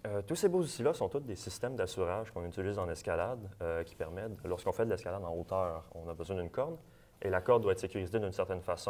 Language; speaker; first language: French; native; French